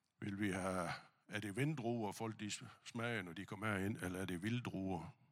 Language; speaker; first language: Danish; non-native, fluent; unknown